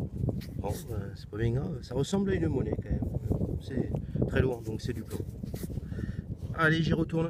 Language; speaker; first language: French; native; French